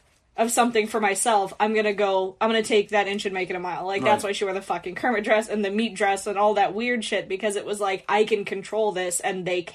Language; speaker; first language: English; native; English